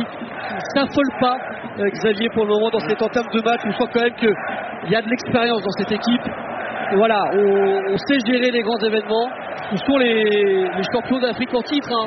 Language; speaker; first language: French; native; French